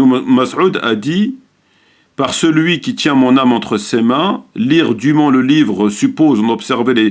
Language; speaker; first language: French; native; French